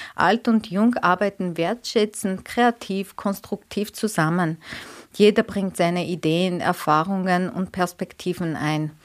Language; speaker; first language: German; non-native, fluent; Armenian